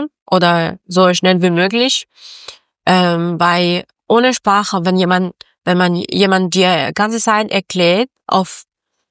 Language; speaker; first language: German; non-native, learner; Persian